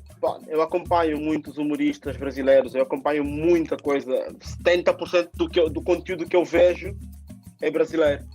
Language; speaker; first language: Portuguese; native; Portuguese